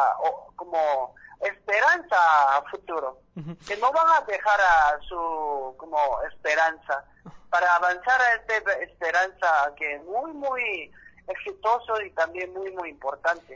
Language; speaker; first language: Spanish; non-native, learner; Korean